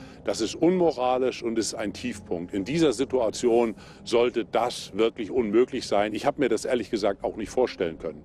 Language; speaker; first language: German; native; German